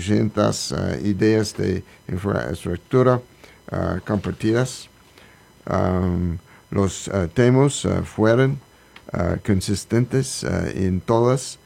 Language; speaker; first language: Spanish; non-native, learner; English